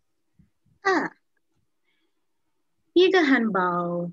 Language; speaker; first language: Chinese; non-native, learner; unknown